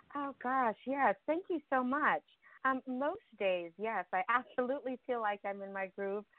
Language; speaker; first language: English; early bilingual, other home language; Russian